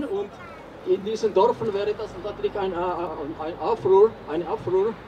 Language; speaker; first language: German; non-native, fluent; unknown